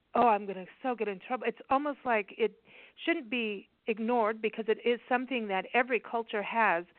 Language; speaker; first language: English; native; English